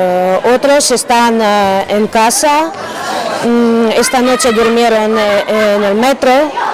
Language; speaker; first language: Spanish; non-native, fluent; Ukrainian